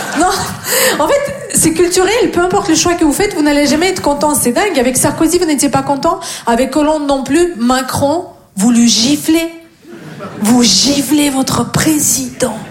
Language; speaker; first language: French; non-native, fluent; Russian